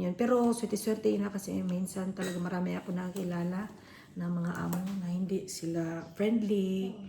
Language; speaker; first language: Filipino; non-native, local second language; Cebuano